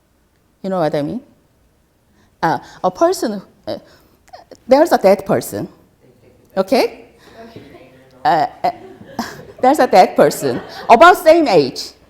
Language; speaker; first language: English; non-native, fluent; Korean